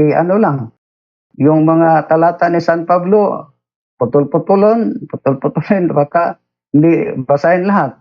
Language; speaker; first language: Filipino; non-native, local second language; Cebuano